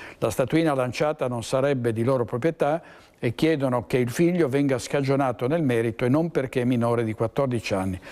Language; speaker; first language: Italian; native; Italian